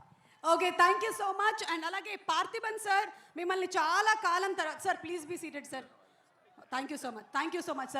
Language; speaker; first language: Telugu; native; Telugu